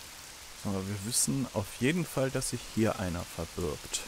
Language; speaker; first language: German; native; German